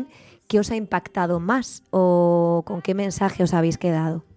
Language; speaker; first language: Spanish; native; Spanish